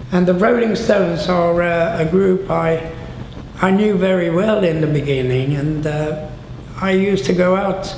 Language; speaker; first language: English; non-native, fluent; Swedish